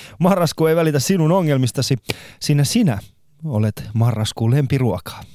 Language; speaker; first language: Finnish; non-native, fluent; Persian